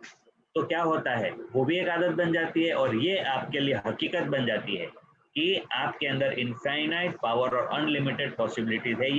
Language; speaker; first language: Hindi; native; Hindi